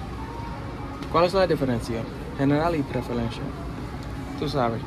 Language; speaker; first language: Spanish; non-native, learner; English